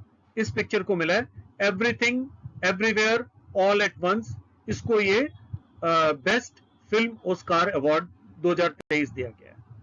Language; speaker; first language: Hindi; native; Hindi